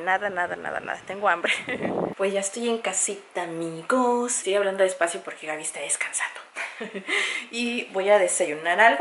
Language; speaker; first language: Spanish; native; Spanish